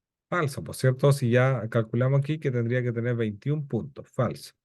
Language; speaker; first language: Spanish; native; Spanish